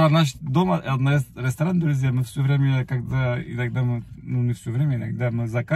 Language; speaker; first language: Russian; non-native, fluent; Turkish